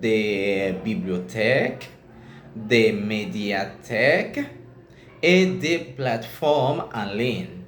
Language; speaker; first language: French; non-native, learner; Spanish